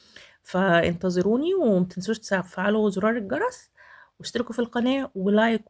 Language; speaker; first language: Arabic; native; Arabic